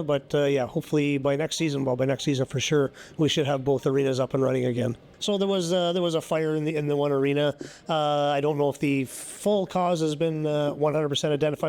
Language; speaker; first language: English; native; English